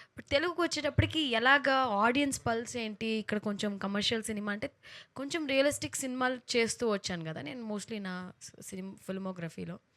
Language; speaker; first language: Telugu; native; Telugu